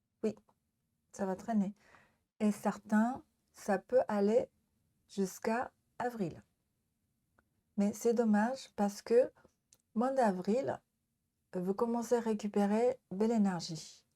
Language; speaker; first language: French; non-native, learner; Japanese